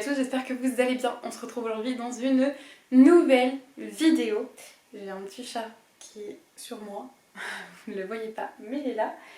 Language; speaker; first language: French; native; French